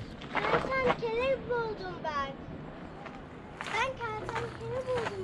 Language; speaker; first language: Turkish; early bilingual, heritage; Turkish